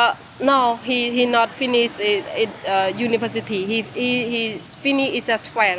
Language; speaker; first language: English; non-native, learner; Khmer